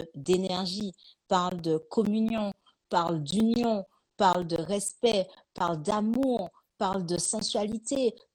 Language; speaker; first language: French; native; French